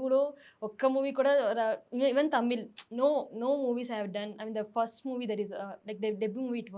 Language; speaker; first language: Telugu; non-native, learner; Tamil